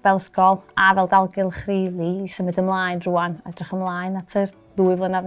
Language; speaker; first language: Welsh; native; Welsh